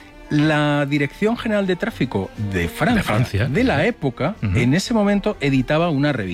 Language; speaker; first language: Spanish; native; Spanish